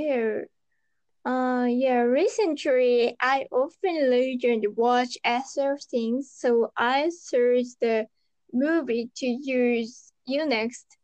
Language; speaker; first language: English; non-native, learner; Japanese